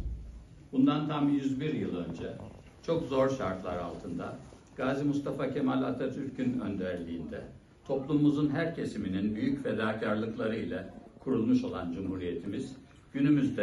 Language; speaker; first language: Turkish; native; Turkish